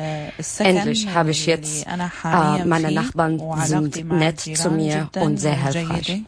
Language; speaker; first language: German; non-native, learner; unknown